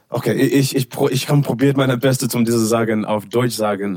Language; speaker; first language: German; non-native, learner; English